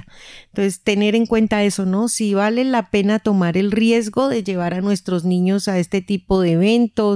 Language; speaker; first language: Spanish; native; Spanish